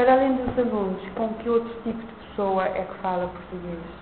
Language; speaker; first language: Portuguese; non-native, local second language; Kabuverdianu